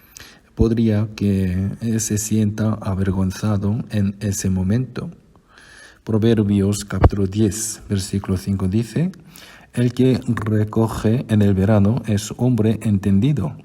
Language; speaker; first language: Spanish; non-native, fluent; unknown